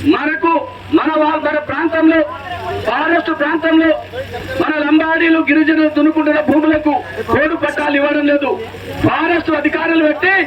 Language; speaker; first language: Telugu; non-native, local second language; Lambadi